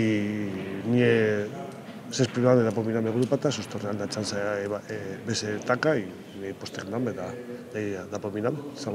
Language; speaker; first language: Macedonian; non-native, learner; Spanish